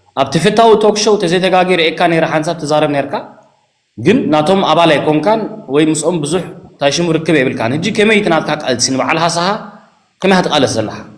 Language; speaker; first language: Tigrinya; early bilingual, heritage; Tigrinya